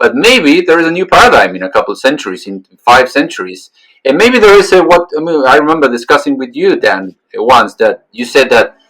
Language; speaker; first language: English; non-native, fluent; Spanish